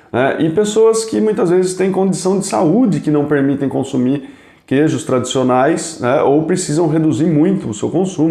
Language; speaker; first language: Portuguese; native; Portuguese